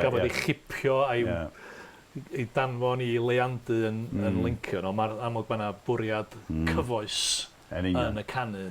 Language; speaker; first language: Welsh; native; Welsh